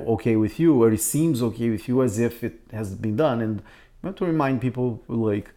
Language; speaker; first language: English; non-native, fluent; Portuguese